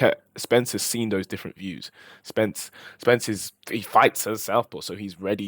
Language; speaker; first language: English; native; English